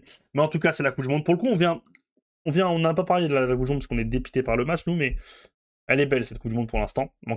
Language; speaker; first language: French; native; French